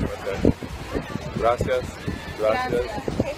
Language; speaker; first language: Spanish; non-native, learner; English